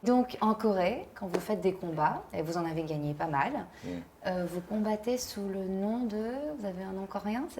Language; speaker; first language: French; native; French